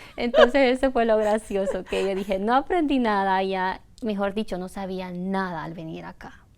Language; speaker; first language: Spanish; native; Spanish